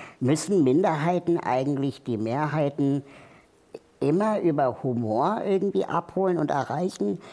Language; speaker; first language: German; native; German